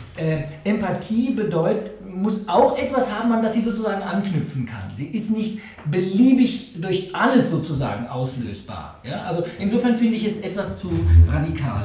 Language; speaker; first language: German; native; German